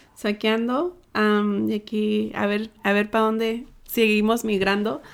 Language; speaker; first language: Spanish; early bilingual, other home language; English